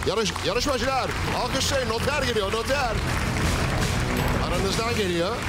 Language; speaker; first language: Turkish; native; Turkish